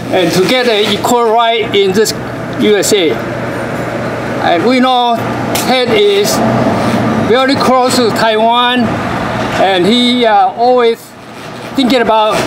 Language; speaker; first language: English; non-native, learner; Chinese